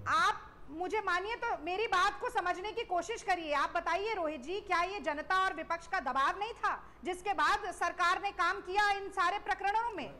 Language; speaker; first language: Hindi; native; Hindi